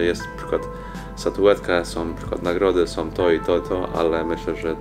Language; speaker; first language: Polish; non-native, fluent; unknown